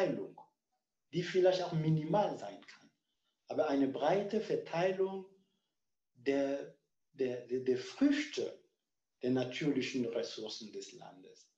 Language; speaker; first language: German; non-native, fluent; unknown